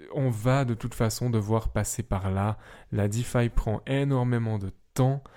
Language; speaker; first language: French; native; French